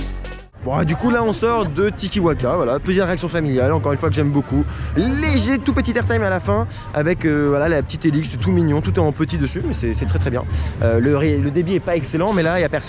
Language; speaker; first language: French; native; French